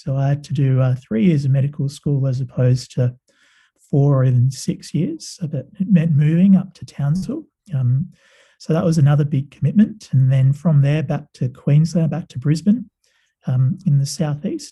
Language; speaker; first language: English; native; English